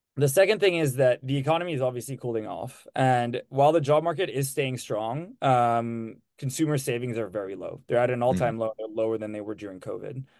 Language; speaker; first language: English; non-native, fluent; French